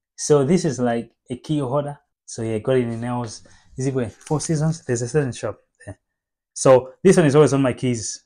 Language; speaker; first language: English; non-native, local second language; Nyanja